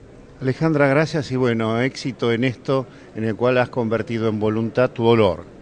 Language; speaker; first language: Spanish; native; Spanish